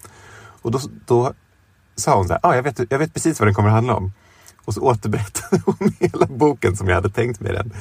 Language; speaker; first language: Swedish; native; Swedish